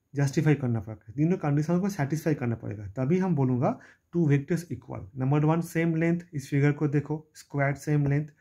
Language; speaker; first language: Hindi; non-native, local second language; Bangla